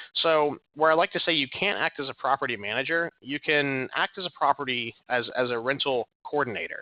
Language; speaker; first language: English; native; English